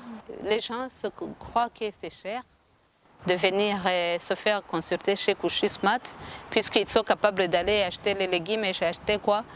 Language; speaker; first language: French; non-native, local second language; Kinyarwanda